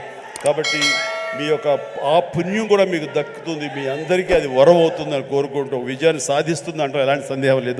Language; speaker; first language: Telugu; native; Telugu